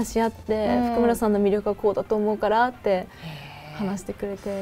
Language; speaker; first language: Japanese; native; Japanese